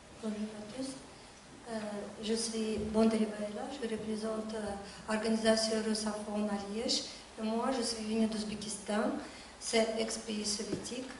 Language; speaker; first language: French; non-native, learner; Russian